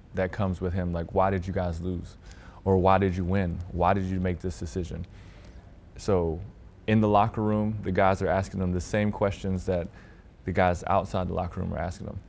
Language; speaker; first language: English; native; English